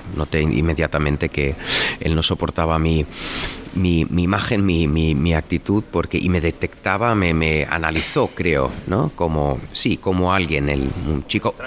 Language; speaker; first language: Spanish; non-native, fluent; German